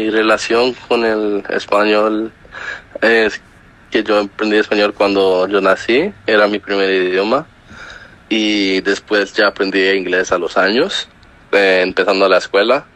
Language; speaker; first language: Spanish; early bilingual, heritage; Spanish